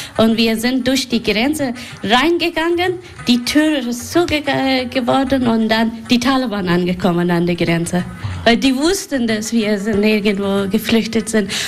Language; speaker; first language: German; non-native, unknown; Persian